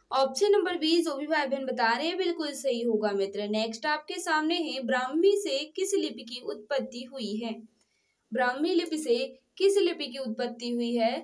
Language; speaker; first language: Hindi; native; Hindi